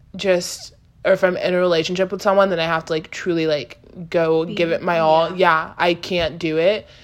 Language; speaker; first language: English; native; English